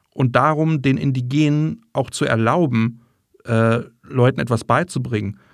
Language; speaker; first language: German; non-native, fluent; English